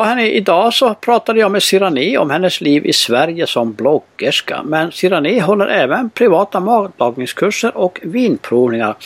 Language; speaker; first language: Swedish; native; Swedish